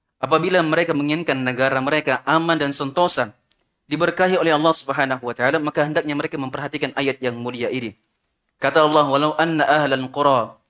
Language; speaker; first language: Malay; non-native, local second language; Sundanese